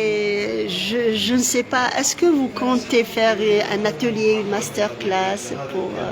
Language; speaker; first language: French; non-native, local second language; Arabic